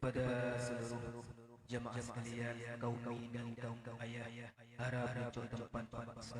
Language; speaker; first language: Indonesian; non-native, local second language; Achinese